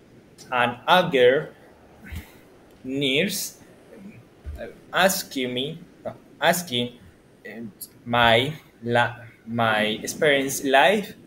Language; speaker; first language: English; non-native, learner; Spanish